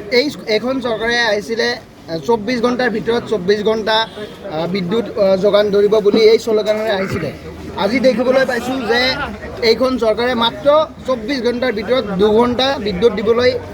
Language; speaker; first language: Assamese; non-native, local second language; Bangla